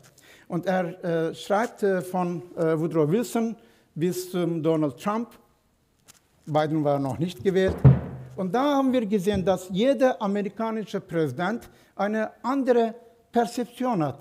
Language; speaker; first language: German; non-native, fluent; Turkish